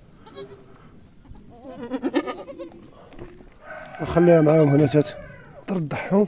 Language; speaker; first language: Arabic; native; Arabic